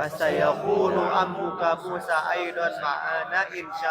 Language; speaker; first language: Arabic; non-native, learner; Indonesian